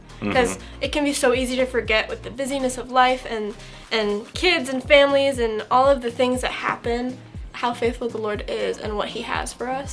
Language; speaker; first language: English; native; English